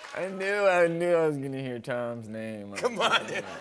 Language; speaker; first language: English; native; English